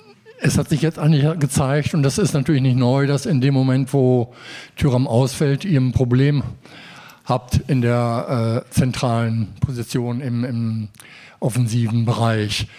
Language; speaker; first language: German; native; German